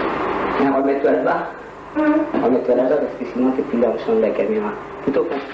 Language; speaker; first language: French; native; French